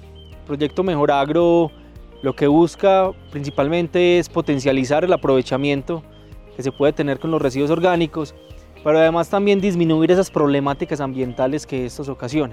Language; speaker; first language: Spanish; native; Spanish